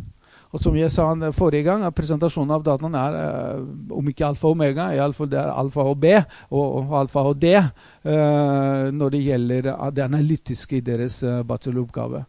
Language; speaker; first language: Norwegian; non-native, fluent; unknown